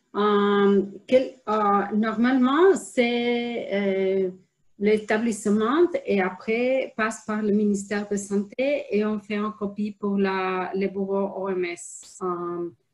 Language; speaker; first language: French; non-native, fluent; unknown